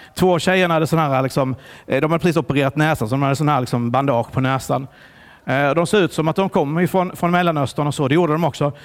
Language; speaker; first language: Swedish; early bilingual, other home language; Italian